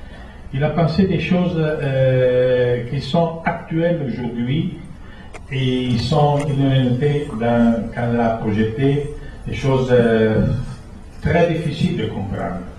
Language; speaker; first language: French; non-native, fluent; Italian